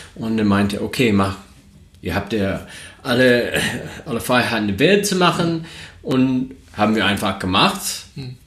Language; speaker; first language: German; non-native, learner; English